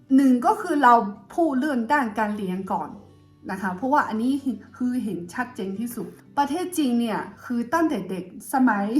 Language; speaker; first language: Thai; non-native, fluent; Chinese